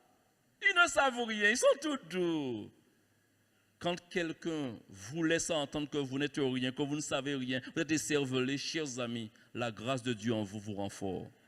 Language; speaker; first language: French; native; French